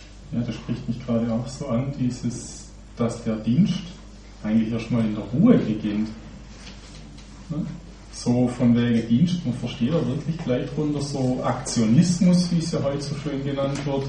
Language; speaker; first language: German; native; German